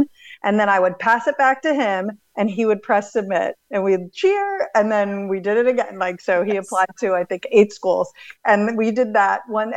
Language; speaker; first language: English; native; English